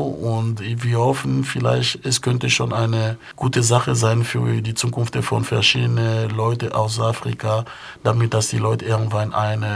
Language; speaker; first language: German; non-native, fluent; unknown